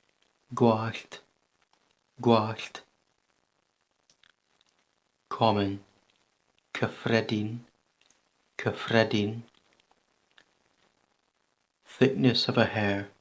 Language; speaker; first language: Welsh; non-native, learner; English